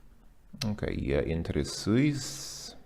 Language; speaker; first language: Russian; non-native, fluent; English